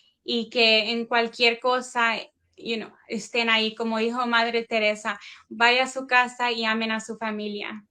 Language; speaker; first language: Spanish; early bilingual, heritage; Spanish